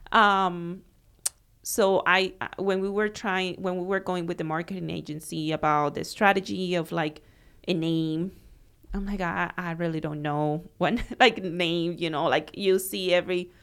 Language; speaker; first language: English; non-native, fluent; Spanish